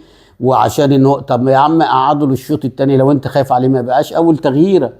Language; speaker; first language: Arabic; native; Arabic